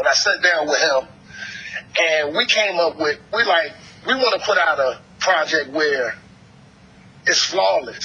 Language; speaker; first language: English; native; English